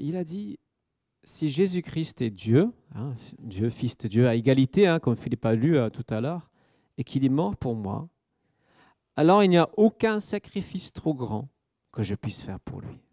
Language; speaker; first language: French; native; French